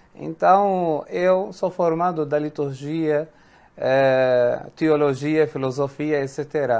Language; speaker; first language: Portuguese; non-native, fluent; Arabic